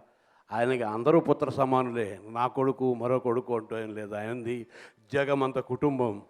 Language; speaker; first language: Telugu; native; Telugu